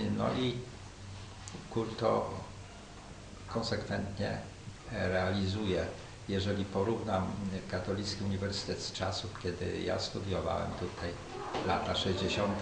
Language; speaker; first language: Polish; native; Polish